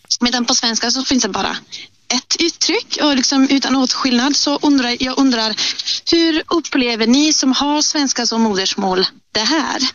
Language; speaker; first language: Swedish; non-native, fluent; Italian